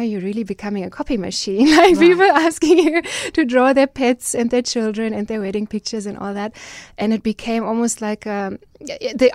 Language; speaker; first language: English; non-native, fluent; German